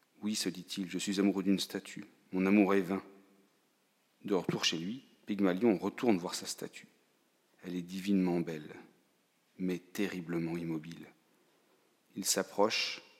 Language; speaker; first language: French; native; French